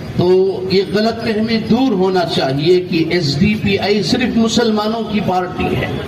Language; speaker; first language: Urdu; native; Urdu